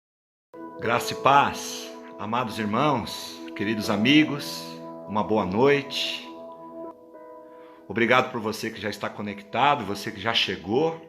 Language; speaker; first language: Portuguese; native; Portuguese